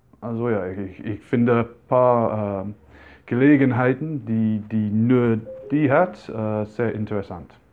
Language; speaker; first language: German; non-native, fluent; English